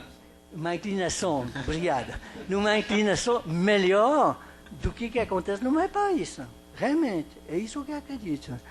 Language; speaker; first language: Portuguese; non-native, fluent; French